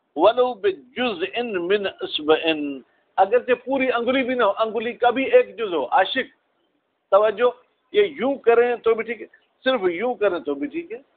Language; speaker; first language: Urdu; non-native, local second language; Sindhi